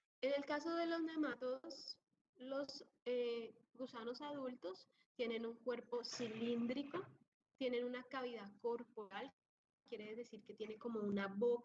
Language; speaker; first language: Spanish; native; Spanish